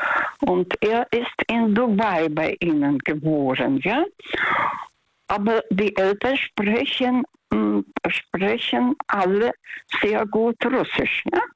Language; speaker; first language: German; non-native, fluent; Russian